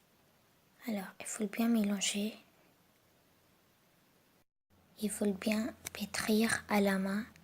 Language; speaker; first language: French; non-native, learner; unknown